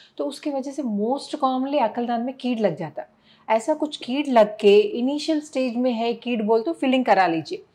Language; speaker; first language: Hindi; non-native, local second language; Telugu